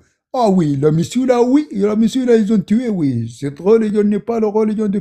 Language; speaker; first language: French; non-native, learner; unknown